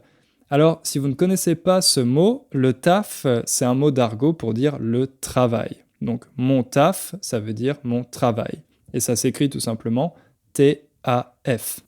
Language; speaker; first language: French; native; French